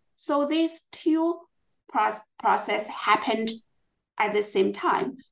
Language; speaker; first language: English; non-native, fluent; Chinese